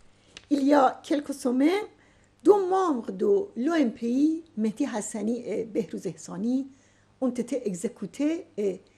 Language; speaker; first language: French; non-native, fluent; Persian